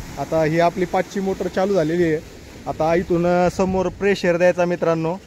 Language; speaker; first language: Marathi; native; Marathi